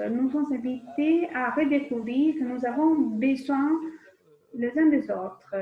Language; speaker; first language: French; non-native, fluent; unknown